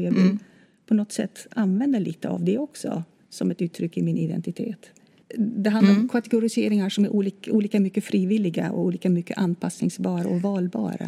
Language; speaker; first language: Swedish; non-native, fluent; Dutch